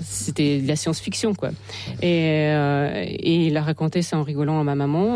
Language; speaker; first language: French; non-native, fluent; Russian